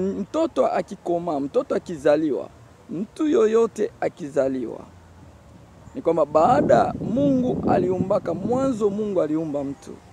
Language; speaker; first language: Swahili; native; Swahili